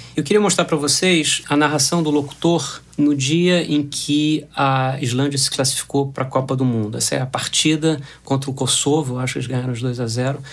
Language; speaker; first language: Portuguese; native; Portuguese